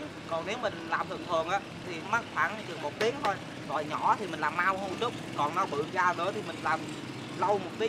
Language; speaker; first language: Vietnamese; native; Vietnamese